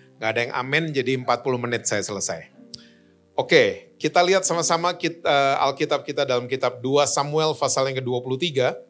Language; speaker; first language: Indonesian; native; Indonesian